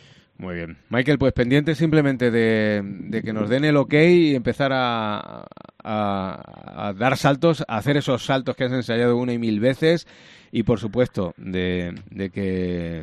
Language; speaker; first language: Spanish; native; Spanish